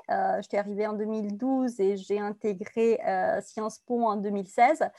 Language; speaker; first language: French; non-native, fluent; Italian